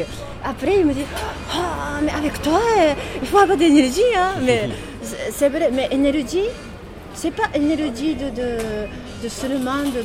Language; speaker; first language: French; non-native, learner; Japanese